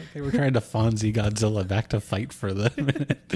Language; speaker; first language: English; native; English